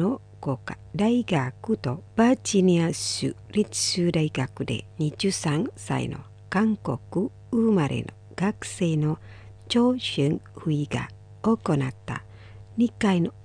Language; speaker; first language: Japanese; non-native, fluent; Indonesian